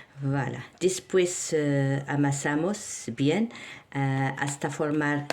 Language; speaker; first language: Spanish; non-native, learner; Arabic